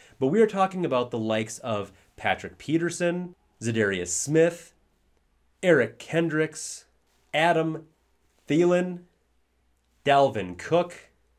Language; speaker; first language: English; native; English